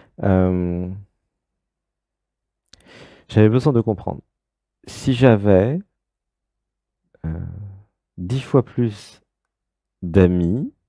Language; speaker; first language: French; native; French